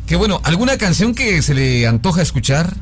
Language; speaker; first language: Spanish; native; Spanish